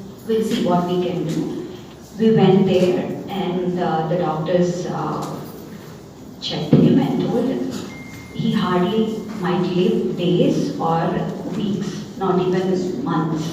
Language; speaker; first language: English; non-native, local second language; Telugu